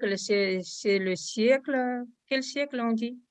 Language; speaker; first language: French; non-native, fluent; Russian